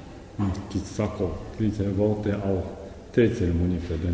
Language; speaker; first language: German; non-native, learner; Japanese